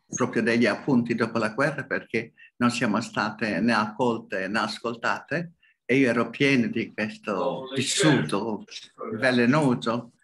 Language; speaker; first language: Italian; non-native, fluent; Hungarian